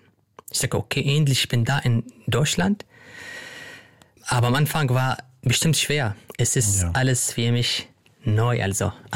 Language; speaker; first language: German; non-native, learner; Arabic